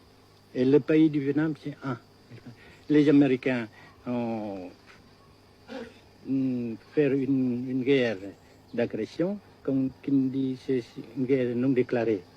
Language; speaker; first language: French; non-native, fluent; Vietnamese